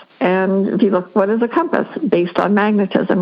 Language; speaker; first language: English; native; English